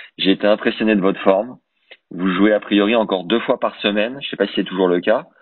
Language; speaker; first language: French; native; French